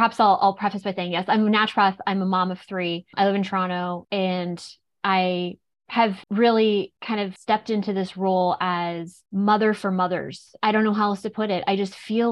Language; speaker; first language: English; native; English